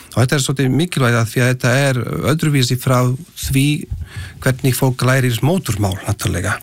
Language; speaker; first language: Icelandic; non-native, fluent; Slovak